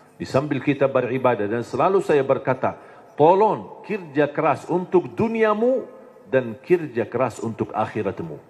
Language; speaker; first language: Indonesian; non-native, fluent; Arabic